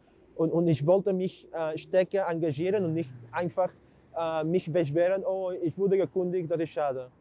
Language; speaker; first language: German; non-native, fluent; Catalan